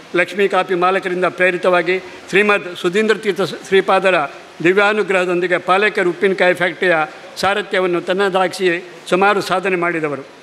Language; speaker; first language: Kannada; non-native, local second language; Konkani